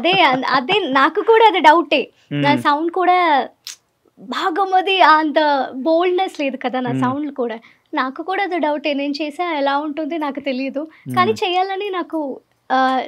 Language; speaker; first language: Telugu; non-native, learner; Malayalam